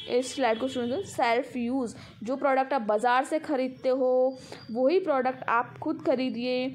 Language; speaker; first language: Hindi; non-native, local second language; Punjabi